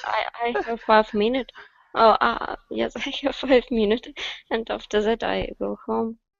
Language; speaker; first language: English; non-native, learner; Russian